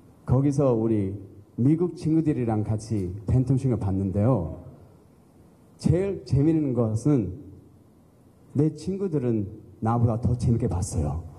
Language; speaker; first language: Korean; early bilingual, heritage; English